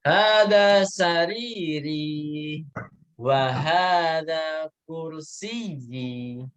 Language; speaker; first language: Arabic; non-native, fluent; Indonesian